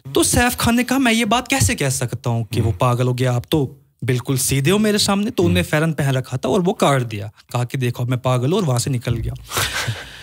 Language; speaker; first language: Hindi; non-native, local second language; Kashmiri